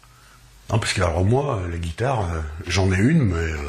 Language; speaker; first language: French; native; French